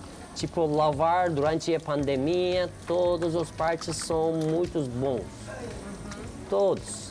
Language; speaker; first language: Portuguese; non-native, learner; Turkish